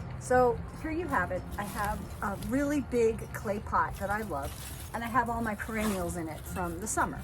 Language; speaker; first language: English; native; English